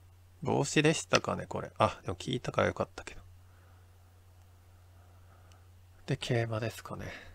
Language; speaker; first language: Japanese; native; Japanese